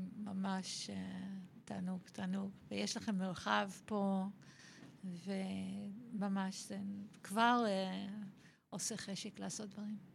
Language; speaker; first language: Hebrew; non-native, fluent; English